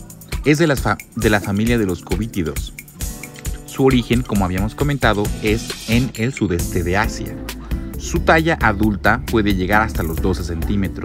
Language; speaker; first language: Spanish; native; Spanish